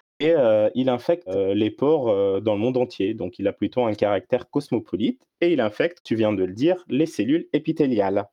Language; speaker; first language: French; non-native, local second language; Arabic